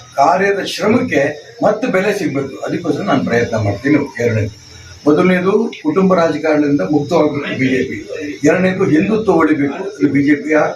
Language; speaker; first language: Kannada; native; Kannada